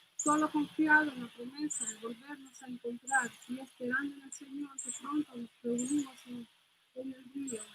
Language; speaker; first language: Spanish; non-native, fluent; English